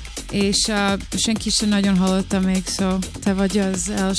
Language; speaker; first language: Hungarian; early bilingual, heritage; Hungarian